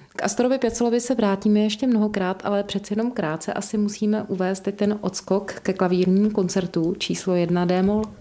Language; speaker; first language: Czech; native; Czech